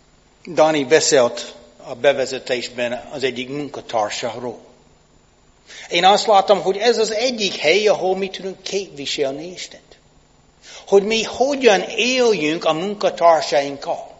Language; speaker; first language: Hungarian; non-native, fluent; English